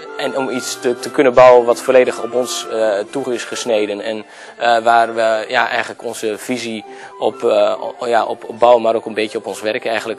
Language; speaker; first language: Dutch; native; Dutch